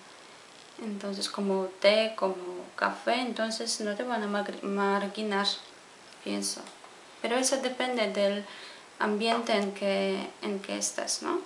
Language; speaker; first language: Spanish; non-native, fluent; Polish